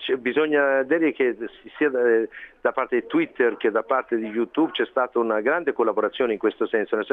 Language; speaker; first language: Italian; early bilingual, heritage; Persian